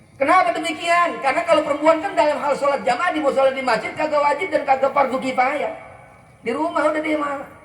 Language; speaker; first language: Indonesian; native; Indonesian